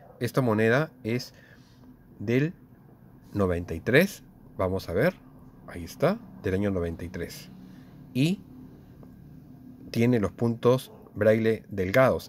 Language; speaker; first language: Spanish; native; Spanish